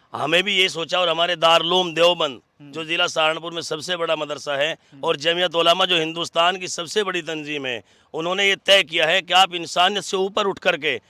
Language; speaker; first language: Hindi; native; Hindi